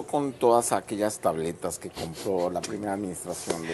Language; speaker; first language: Spanish; native; Spanish